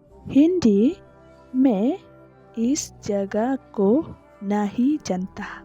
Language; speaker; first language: Hindi; non-native, local second language; Khasi